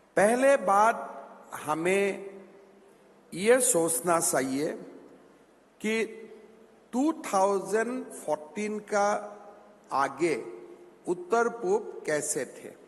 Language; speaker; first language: Hindi; non-native, local second language; Assamese